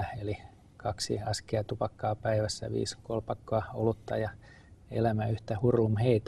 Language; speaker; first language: Finnish; native; Finnish